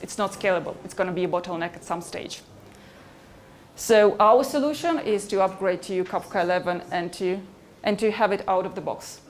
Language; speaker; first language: English; non-native, fluent; Hebrew